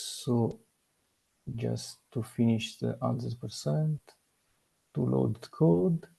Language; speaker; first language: English; non-native, learner; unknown